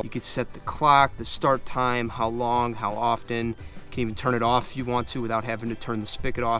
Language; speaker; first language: English; native; English